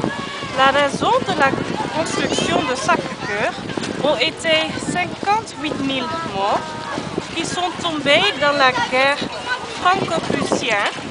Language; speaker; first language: French; non-native, learner; Dutch